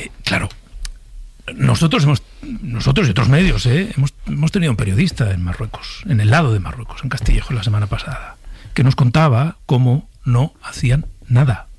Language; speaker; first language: Spanish; native; Spanish